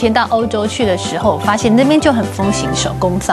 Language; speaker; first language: Chinese; native; Chinese